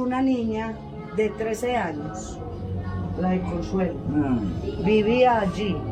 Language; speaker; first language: Spanish; native; Spanish